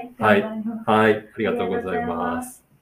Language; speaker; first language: Japanese; non-native, learner; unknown